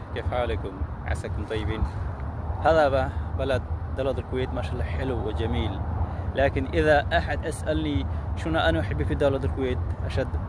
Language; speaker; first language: Arabic; non-native, learner; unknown